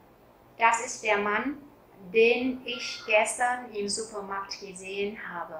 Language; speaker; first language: German; non-native, fluent; Vietnamese